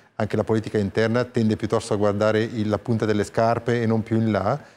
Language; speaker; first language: Italian; native; Italian